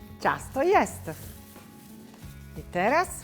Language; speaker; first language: Polish; non-native, learner; Italian